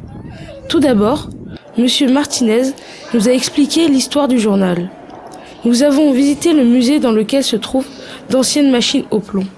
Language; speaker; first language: French; native; French